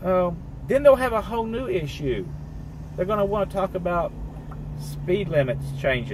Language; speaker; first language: English; native; English